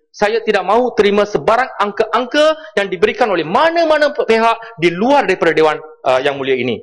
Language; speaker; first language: Malay; non-native, local second language; Tamil